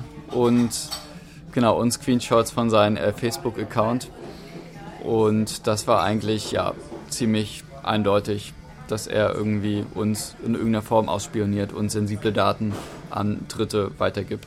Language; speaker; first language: German; native; German